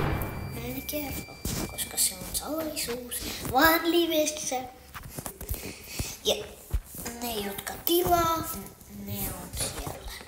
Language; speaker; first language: Finnish; early bilingual, other home language; Russian